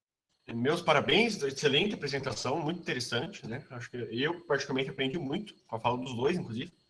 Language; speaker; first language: Portuguese; native; Portuguese